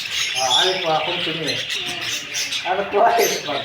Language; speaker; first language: Arabic; non-native, learner; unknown